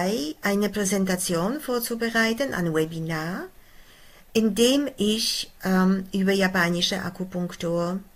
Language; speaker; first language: German; non-native, fluent; Polish